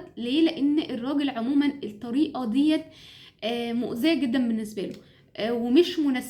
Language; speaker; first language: Arabic; native; Arabic